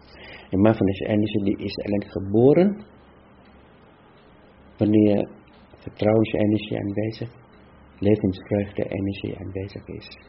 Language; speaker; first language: Dutch; non-native, fluent; Vietnamese